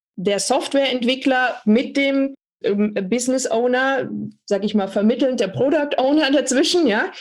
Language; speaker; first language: German; native; German